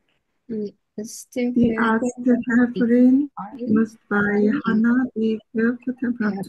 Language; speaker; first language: German; non-native, learner; Korean